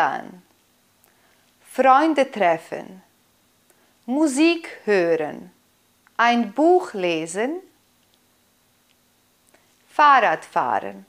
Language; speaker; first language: German; non-native, fluent; Bosnian